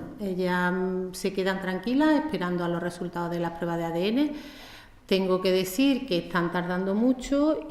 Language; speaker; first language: Spanish; native; Spanish